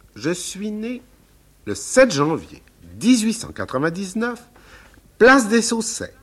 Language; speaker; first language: French; native; French